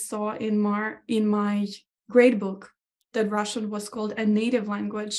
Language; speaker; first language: English; non-native, fluent; Ukrainian